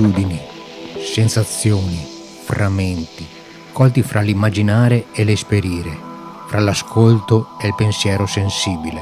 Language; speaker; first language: Italian; native; Italian